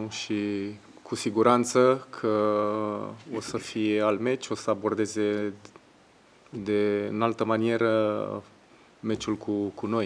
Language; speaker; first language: Romanian; non-native, fluent; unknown